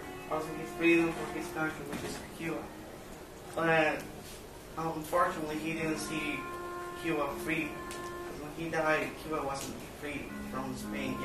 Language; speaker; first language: English; non-native, learner; Spanish